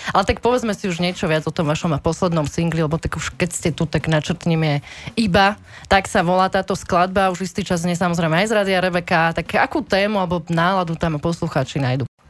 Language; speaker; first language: Slovak; native; Slovak